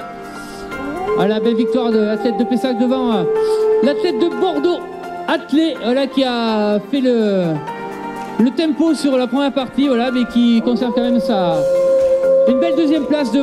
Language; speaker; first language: French; native; French